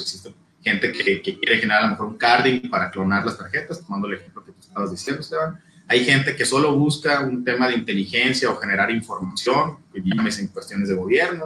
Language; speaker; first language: Spanish; native; Spanish